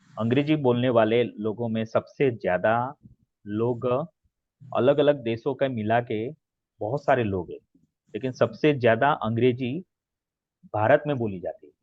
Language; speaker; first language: Hindi; native; Hindi